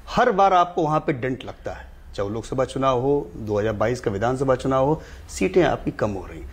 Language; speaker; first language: Hindi; native; Hindi